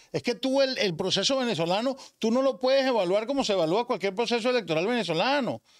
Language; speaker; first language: Spanish; native; Spanish